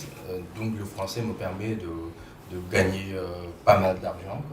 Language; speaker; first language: French; non-native, fluent; Khmer